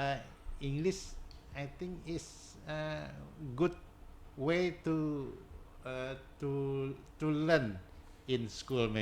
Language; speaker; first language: English; non-native, learner; Indonesian